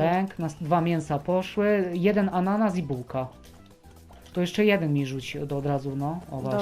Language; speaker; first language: Polish; native; Polish